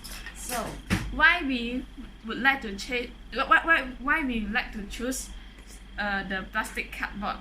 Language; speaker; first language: English; non-native, local second language; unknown